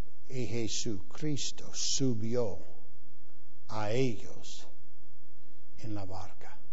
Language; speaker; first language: Spanish; non-native, fluent; English